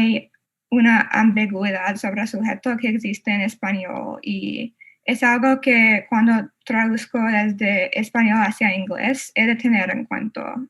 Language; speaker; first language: Spanish; non-native, fluent; English